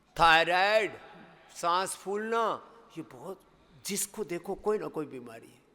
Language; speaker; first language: Hindi; native; Hindi